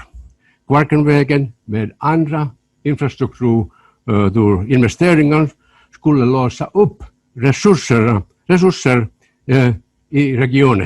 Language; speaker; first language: Swedish; non-native, local second language; Finnish